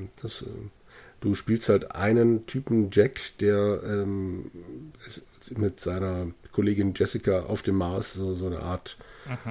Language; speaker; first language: German; native; German